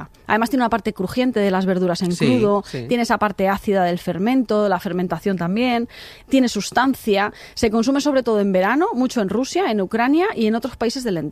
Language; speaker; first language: Spanish; native; Spanish